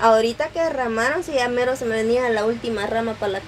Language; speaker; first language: Spanish; native; Spanish